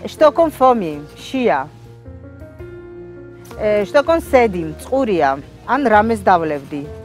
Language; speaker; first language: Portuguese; non-native, fluent; Georgian